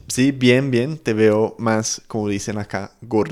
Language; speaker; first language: Spanish; non-native, fluent; English